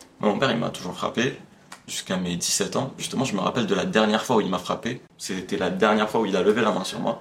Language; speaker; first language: French; non-native, local second language; Arabic